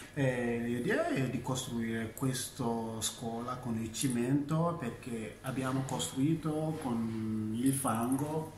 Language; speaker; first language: Italian; non-native, learner; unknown